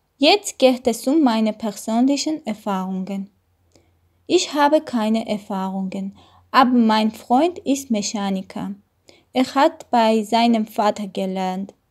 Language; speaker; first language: German; non-native, learner; Armenian